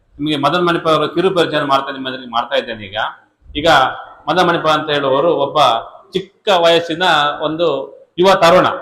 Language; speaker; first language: Kannada; native; Kannada